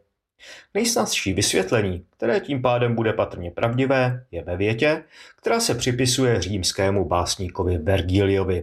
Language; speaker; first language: Czech; native; Czech